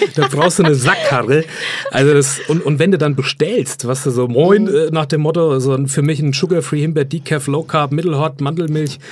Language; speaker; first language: German; native; German